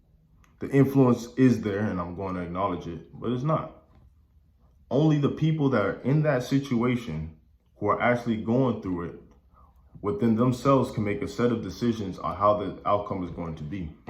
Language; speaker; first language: English; native; English